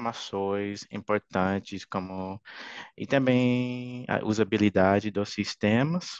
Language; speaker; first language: Portuguese; non-native, fluent; English